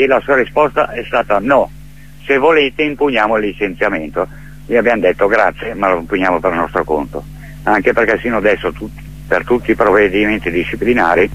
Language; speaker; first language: Italian; native; Italian